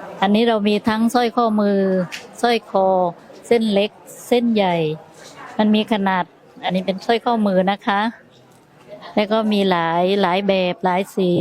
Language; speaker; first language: Thai; native; Thai